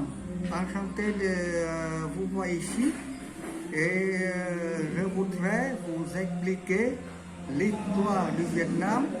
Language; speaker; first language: French; non-native, learner; Vietnamese